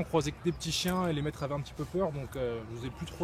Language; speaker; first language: French; native; French